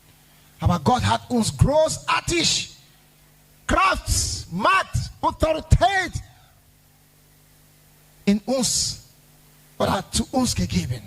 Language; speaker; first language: German; non-native, learner; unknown